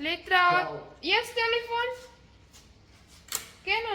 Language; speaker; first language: Hebrew; non-native, learner; Gujarati